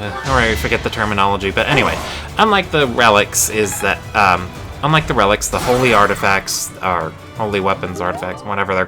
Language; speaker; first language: English; native; English